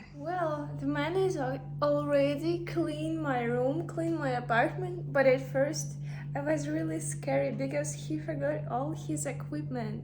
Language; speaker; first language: English; non-native, learner; Russian